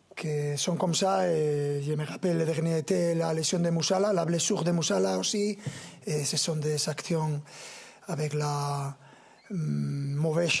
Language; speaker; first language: French; non-native, fluent; Spanish